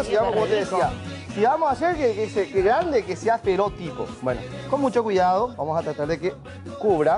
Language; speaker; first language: Spanish; native; Spanish